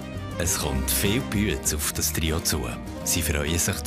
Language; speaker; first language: German; native; German